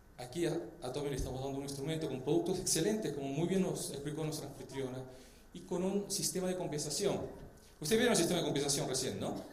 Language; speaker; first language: Spanish; early bilingual, other home language; Korean